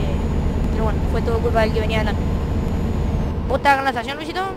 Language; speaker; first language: Spanish; native; Spanish